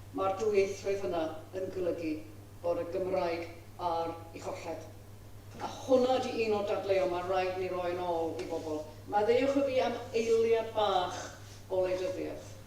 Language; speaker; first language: Welsh; non-native, fluent; English